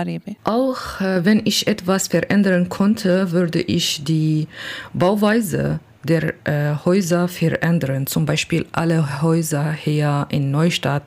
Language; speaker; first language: German; non-native, learner; Kurdish